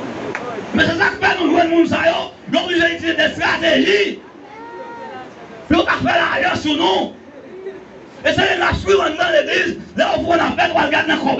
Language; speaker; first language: French; non-native, learner; Haitian Creole